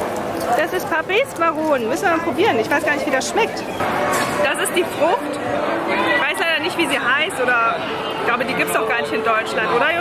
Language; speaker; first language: German; native; German